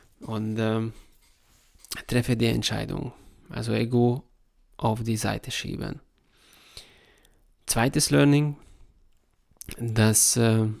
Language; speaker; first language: German; non-native, fluent; Hungarian